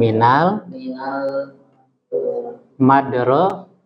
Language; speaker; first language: Arabic; non-native, fluent; Indonesian